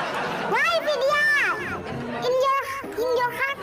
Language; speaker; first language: English; non-native, learner; Indonesian